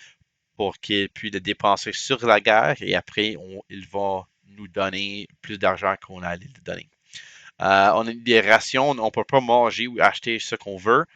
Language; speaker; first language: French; non-native, local second language; English